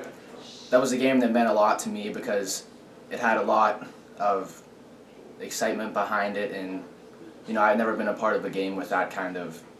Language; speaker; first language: English; native; English